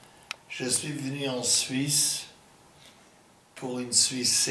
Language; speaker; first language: French; non-native, fluent; English